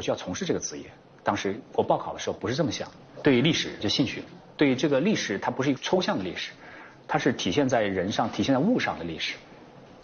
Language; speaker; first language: Chinese; native; Chinese